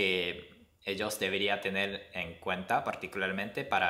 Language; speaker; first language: Spanish; non-native, fluent; Japanese